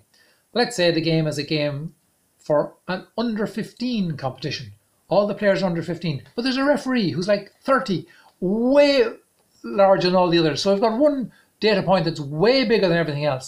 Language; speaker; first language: English; native; English